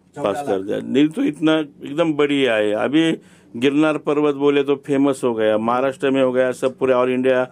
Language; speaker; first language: Hindi; non-native, local second language; Marathi